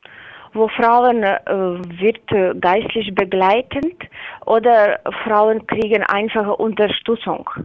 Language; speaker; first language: German; non-native, learner; Latvian